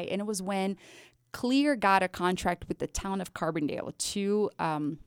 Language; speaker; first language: English; non-native, fluent; Portuguese